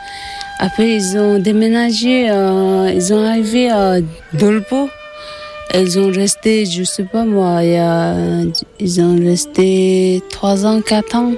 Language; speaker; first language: French; non-native, learner; Tibetan